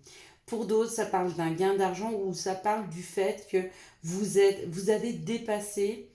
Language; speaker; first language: French; native; French